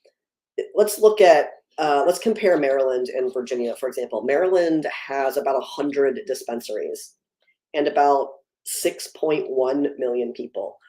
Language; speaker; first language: English; native; English